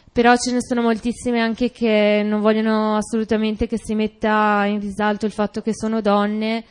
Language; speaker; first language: Italian; native; Italian